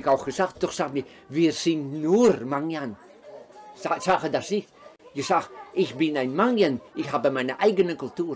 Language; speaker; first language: German; non-native, fluent; Dutch